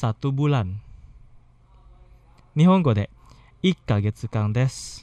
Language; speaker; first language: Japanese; non-native, fluent; Indonesian